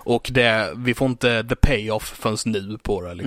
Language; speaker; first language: Swedish; native; Swedish